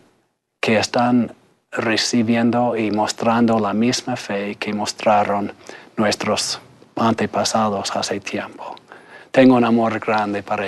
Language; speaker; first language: Spanish; non-native, fluent; English